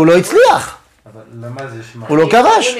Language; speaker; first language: Hebrew; non-native, fluent; French